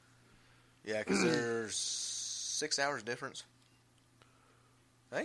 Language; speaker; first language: English; native; English